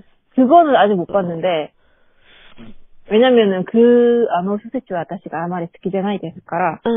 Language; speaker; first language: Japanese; non-native, learner; Korean